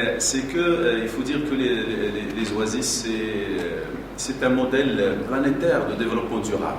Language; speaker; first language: French; non-native, local second language; Arabic